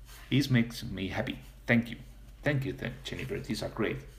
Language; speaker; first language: English; non-native, fluent; Finnish